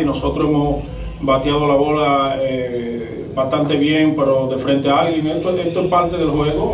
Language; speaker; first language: Spanish; native; Spanish